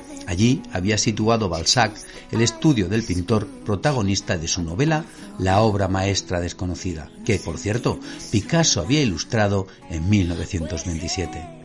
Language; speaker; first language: Spanish; native; Spanish